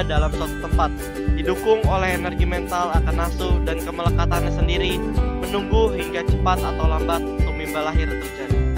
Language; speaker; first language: Indonesian; native; Indonesian